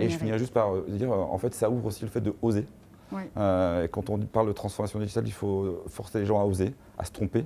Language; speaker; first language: French; native; French